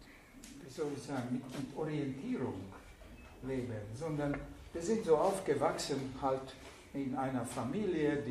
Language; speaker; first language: German; non-native, fluent; Hungarian